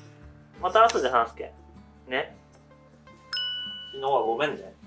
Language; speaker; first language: Japanese; native; Japanese